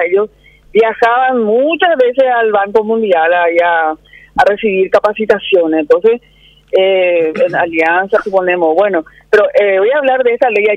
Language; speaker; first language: Spanish; native; Spanish